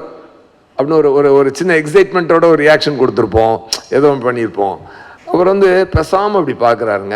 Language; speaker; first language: Tamil; native; Tamil